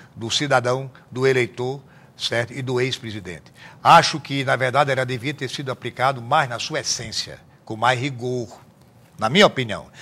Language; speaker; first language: Portuguese; native; Portuguese